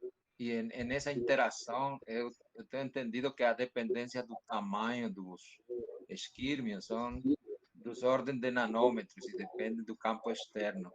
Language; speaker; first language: Portuguese; non-native, fluent; Spanish